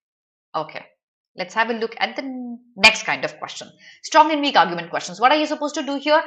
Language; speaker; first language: English; non-native, local second language; Hindi